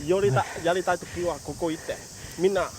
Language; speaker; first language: Japanese; non-native, learner; Vietnamese